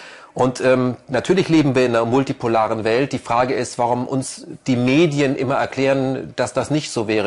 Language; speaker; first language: German; native; German